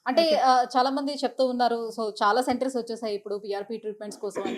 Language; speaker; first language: Telugu; native; Telugu